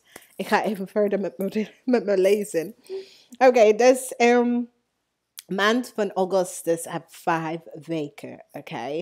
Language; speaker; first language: Dutch; non-native, learner; English